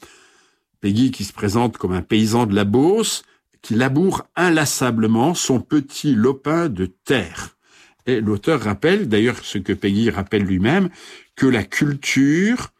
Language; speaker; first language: French; native; French